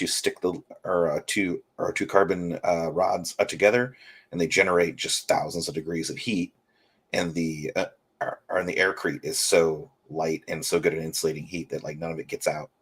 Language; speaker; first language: English; native; English